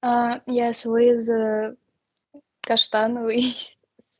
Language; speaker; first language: English; non-native, learner; Russian